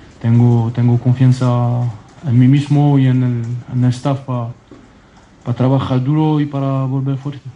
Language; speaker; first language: Spanish; non-native, fluent; French